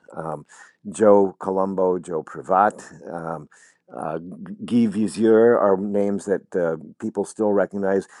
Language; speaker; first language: English; native; English